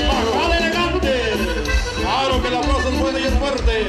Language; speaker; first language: Spanish; native; Spanish